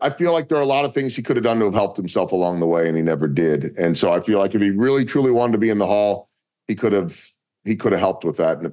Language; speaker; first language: English; native; English